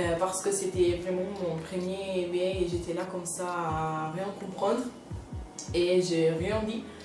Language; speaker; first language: French; non-native, fluent; Italian